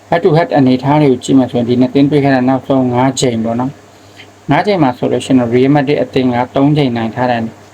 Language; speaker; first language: Burmese; native; Burmese